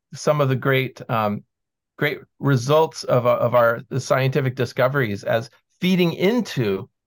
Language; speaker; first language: English; native; English